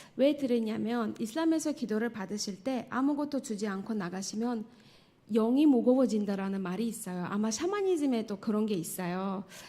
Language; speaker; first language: Korean; non-native, fluent; Tajik